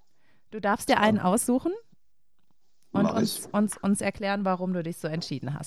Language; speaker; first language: German; native; German